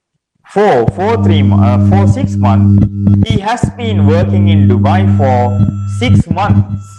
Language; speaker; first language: English; non-native, local second language; Sinhala